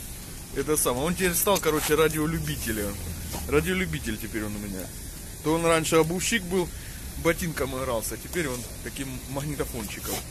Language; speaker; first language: Russian; native; Russian